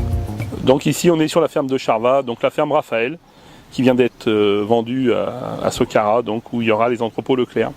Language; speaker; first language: French; native; French